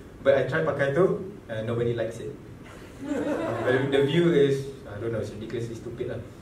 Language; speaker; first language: English; non-native, local second language; Malay